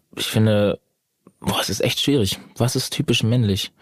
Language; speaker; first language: German; native; German